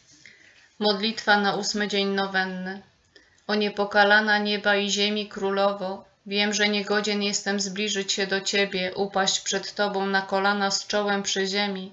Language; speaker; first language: Polish; native; Polish